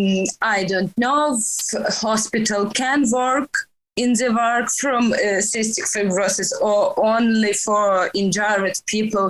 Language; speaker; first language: English; non-native, learner; Ukrainian